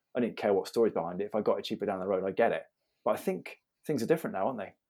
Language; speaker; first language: English; native; English